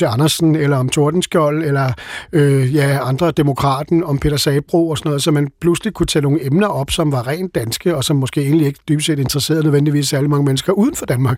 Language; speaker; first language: Danish; native; Danish